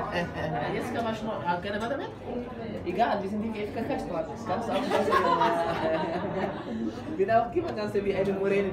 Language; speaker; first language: German; non-native, learner; Arabic